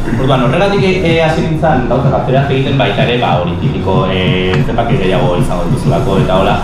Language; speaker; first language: Basque; non-native, local second language; Spanish